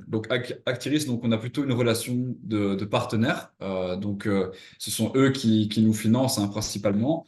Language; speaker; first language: French; native; French